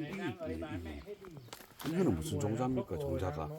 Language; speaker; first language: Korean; native; Korean